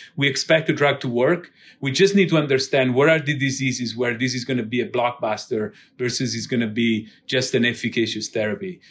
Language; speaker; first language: English; non-native, fluent; Italian